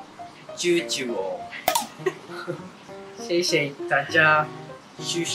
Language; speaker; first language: Chinese; non-native, learner; Japanese